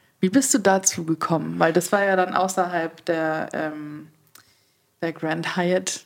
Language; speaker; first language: German; native; German